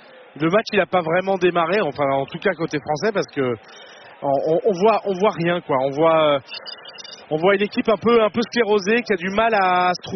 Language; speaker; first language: French; native; French